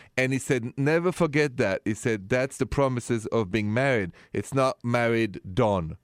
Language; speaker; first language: English; non-native, fluent; French